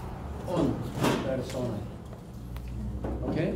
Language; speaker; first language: Spanish; non-native, learner; Korean